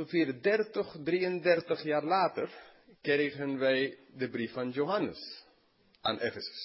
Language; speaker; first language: Dutch; non-native, fluent; English